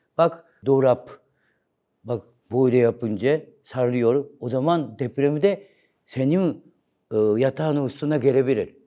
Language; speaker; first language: Turkish; non-native, learner; Japanese